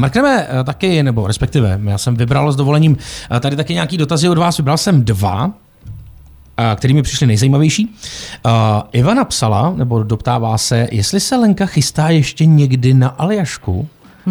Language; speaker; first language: Czech; native; Czech